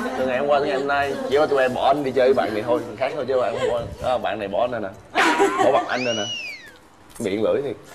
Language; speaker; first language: Vietnamese; native; Vietnamese